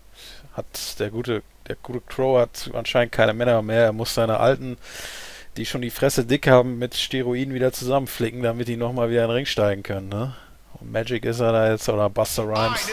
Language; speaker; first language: German; native; German